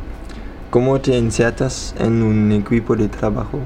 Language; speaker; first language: Spanish; non-native, learner; German